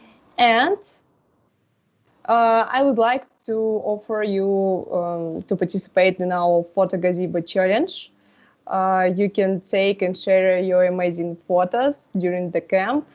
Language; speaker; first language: English; non-native, fluent; Russian